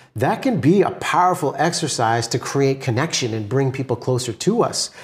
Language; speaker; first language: English; native; English